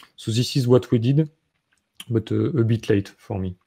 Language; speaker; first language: English; non-native, fluent; French